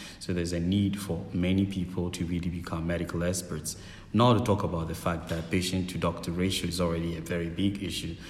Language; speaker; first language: English; non-native, local second language; Akan